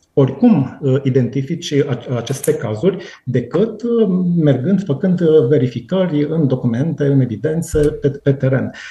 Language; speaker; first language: Romanian; native; Romanian